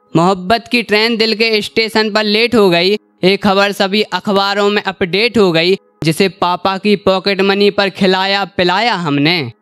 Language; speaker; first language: Hindi; native; Hindi